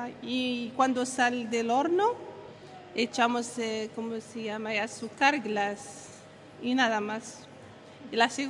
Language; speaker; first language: Spanish; non-native, learner; Arabic